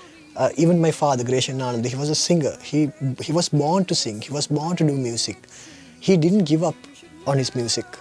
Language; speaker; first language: English; non-native, local second language; Sinhala